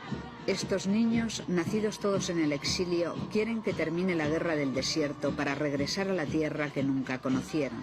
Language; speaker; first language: Spanish; native; Spanish